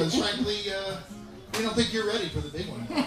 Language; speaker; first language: English; native; English